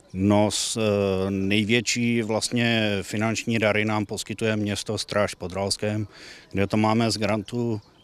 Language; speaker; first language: Czech; native; Czech